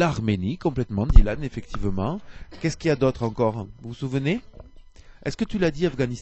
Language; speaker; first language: French; native; French